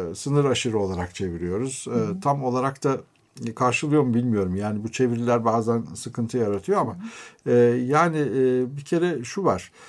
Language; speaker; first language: Turkish; native; Turkish